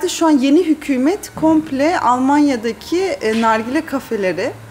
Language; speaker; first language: Turkish; early bilingual, heritage; Turkish